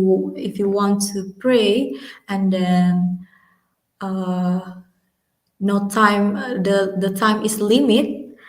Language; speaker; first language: English; non-native, learner; Indonesian